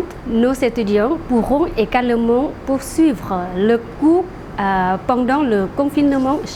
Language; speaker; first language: French; non-native, fluent; Lao